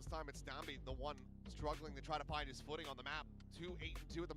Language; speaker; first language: English; native; English